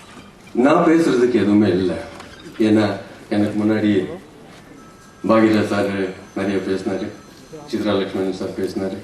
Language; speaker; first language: Tamil; non-native, fluent; Hindi